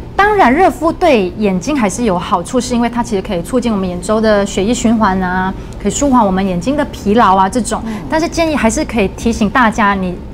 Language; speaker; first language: Chinese; native; Chinese